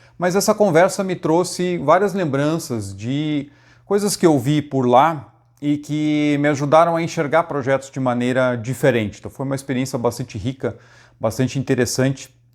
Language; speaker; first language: Portuguese; native; Portuguese